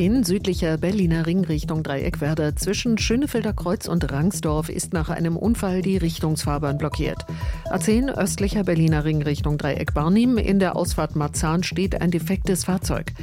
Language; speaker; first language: German; native; German